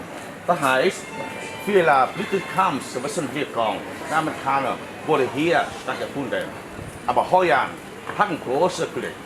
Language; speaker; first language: German; non-native, learner; Vietnamese